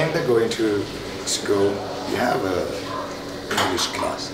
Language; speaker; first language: English; non-native, learner; Tibetan